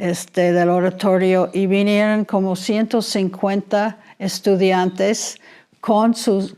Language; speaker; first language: Spanish; non-native, fluent; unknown